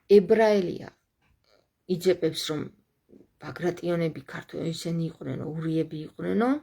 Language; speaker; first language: Georgian; native; Georgian